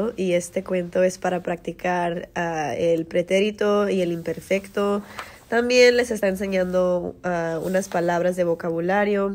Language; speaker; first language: Spanish; early bilingual, heritage; Spanish